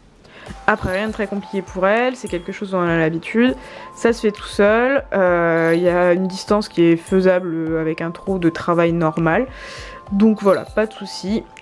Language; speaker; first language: French; native; French